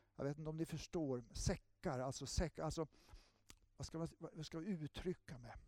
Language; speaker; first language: Swedish; native; Swedish